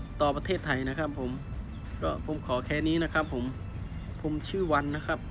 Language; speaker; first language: Thai; non-native, fluent; Khmer